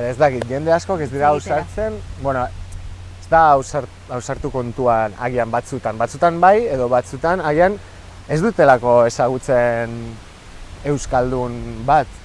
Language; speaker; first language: Basque; non-native, fluent; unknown